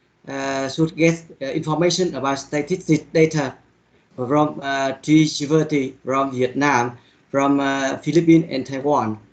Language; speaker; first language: English; non-native, learner; Vietnamese